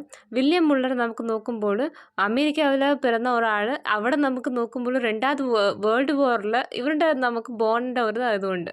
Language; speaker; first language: Malayalam; non-native, learner; Tamil